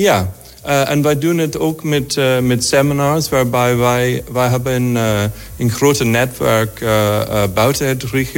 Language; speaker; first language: Dutch; non-native, fluent; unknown